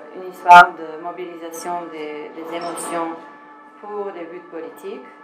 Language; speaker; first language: French; non-native, fluent; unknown